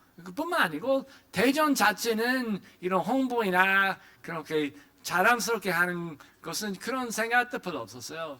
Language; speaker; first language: Korean; non-native, fluent; English